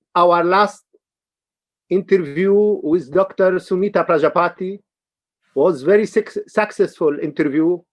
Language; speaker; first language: English; non-native, learner; Arabic